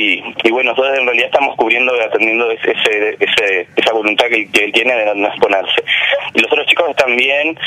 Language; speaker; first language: Spanish; native; Spanish